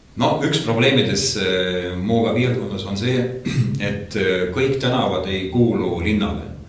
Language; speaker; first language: Estonian; non-native, local second language; Russian